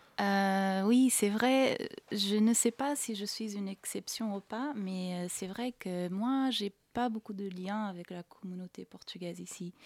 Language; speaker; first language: French; non-native, fluent; Portuguese